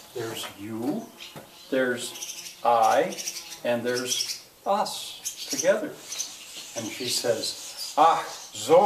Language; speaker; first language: English; native; English